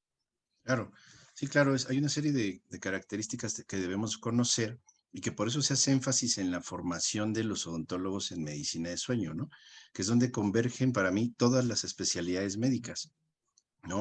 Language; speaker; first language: Spanish; native; Spanish